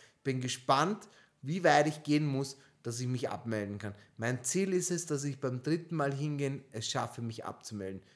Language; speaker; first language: German; early bilingual, other home language; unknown